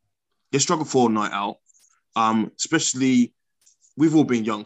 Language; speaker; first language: English; native; English